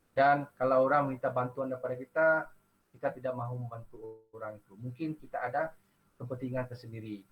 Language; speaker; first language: Malay; non-native, local second language; Iban